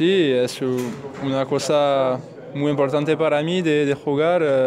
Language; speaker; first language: Spanish; non-native, learner; French